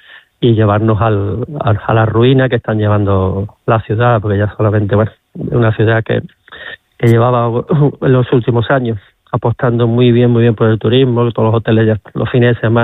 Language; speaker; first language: Spanish; native; Spanish